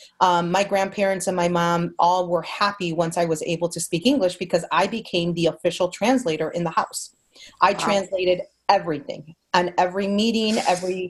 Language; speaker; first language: English; early bilingual, other home language; Spanish